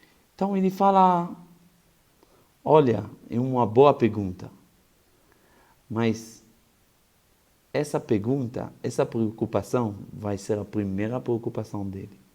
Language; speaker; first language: Portuguese; non-native, fluent; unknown